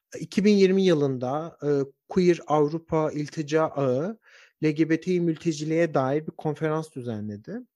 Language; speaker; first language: Turkish; native; Turkish